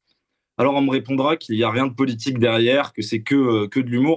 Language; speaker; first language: French; native; French